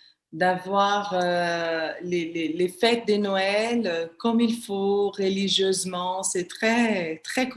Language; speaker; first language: French; non-native, fluent; Portuguese